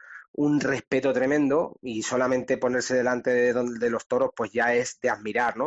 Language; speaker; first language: Spanish; native; Spanish